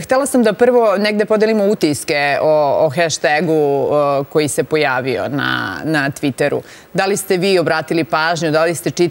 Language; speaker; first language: Serbian; native; Serbian